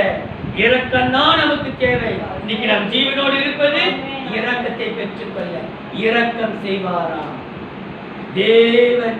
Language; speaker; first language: Tamil; native; Tamil